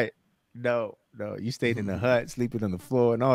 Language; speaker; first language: English; native; English